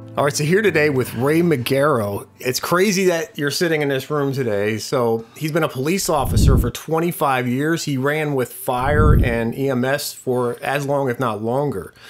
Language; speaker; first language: English; native; English